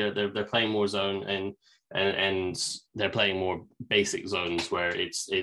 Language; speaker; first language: English; native; English